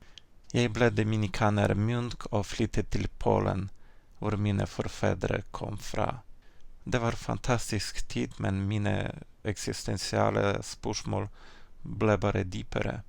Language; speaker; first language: Norwegian; non-native, fluent; Ukrainian